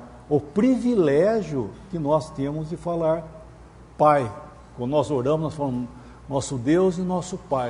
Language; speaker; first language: Portuguese; native; Portuguese